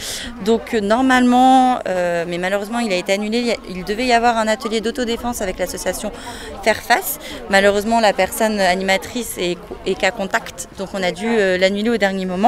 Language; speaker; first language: French; native; French